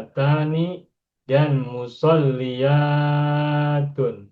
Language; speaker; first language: Arabic; non-native, fluent; Indonesian